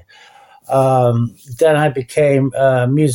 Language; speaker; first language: English; native; English